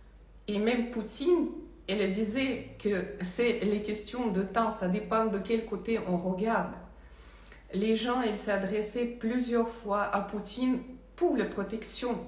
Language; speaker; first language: French; non-native, fluent; Russian